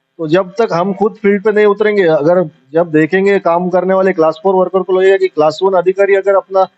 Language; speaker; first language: Hindi; non-native, local second language; Marathi